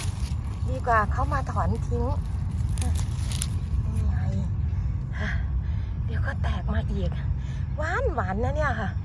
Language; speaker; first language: Thai; native; Thai